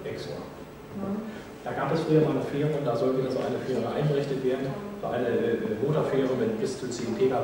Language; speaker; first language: German; native; German